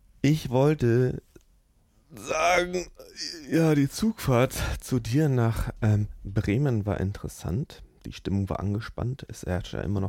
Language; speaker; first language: German; native; German